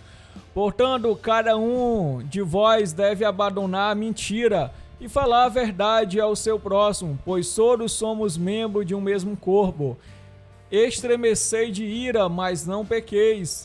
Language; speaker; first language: Portuguese; native; Portuguese